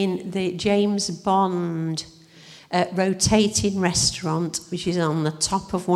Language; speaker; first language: English; native; English